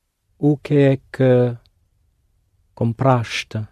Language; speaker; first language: Portuguese; non-native, learner; English